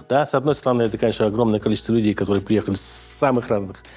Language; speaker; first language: Russian; native; Russian